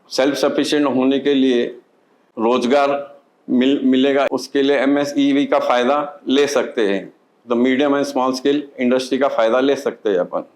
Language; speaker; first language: Hindi; non-native, local second language; Marathi